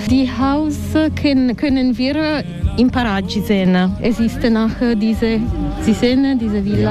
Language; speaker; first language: German; non-native, learner; Italian